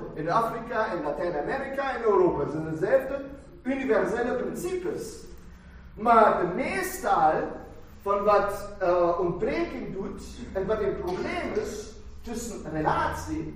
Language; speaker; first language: Dutch; non-native, fluent; German